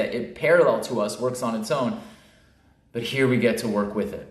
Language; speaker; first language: English; native; English